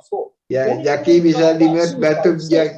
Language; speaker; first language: Indonesian; native; Indonesian